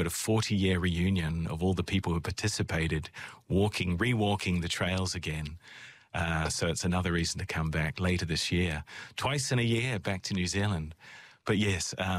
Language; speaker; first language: English; native; English